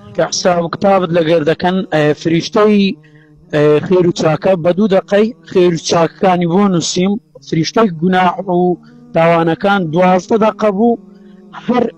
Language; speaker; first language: Central Kurdish; native; Central Kurdish